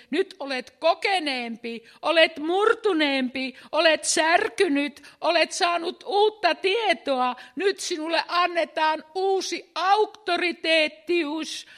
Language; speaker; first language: Finnish; native; Finnish